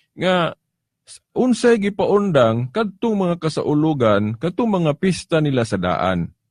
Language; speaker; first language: Cebuano; native; Cebuano